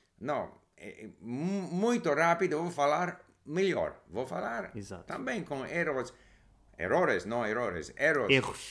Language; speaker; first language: Portuguese; non-native, learner; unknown